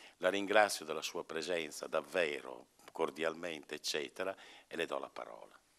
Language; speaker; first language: Italian; native; Italian